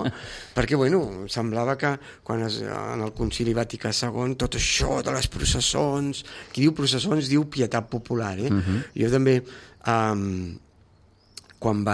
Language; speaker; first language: Catalan; native; Catalan